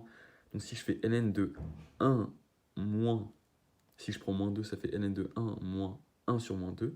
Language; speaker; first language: French; native; French